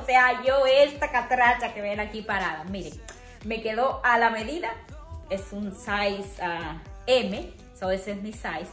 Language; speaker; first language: Spanish; native; Spanish